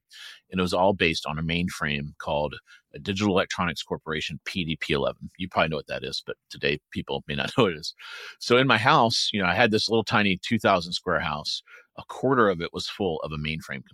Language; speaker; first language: English; native; English